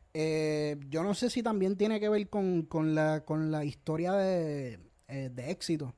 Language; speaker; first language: Spanish; native; Spanish